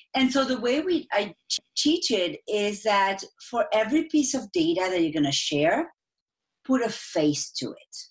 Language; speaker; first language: English; non-native, fluent; Spanish